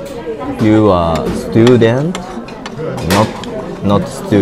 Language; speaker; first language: English; non-native, learner; Japanese